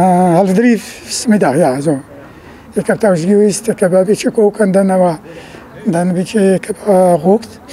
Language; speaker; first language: Dutch; non-native, learner; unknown